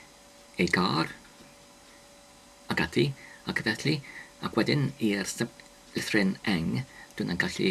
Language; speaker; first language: Welsh; non-native, learner; English